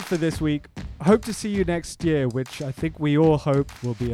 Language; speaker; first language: English; native; English